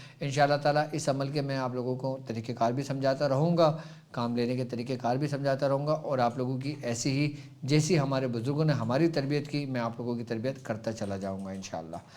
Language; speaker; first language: Urdu; native; Urdu